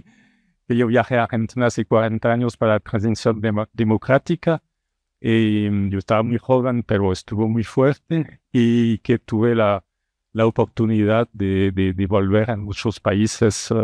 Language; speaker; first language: Spanish; non-native, fluent; French